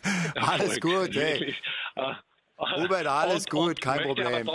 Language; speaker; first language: German; native; German